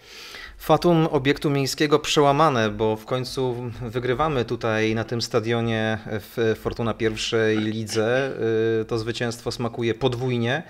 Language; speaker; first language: Polish; native; Polish